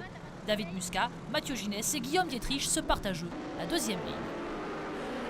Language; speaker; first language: French; native; French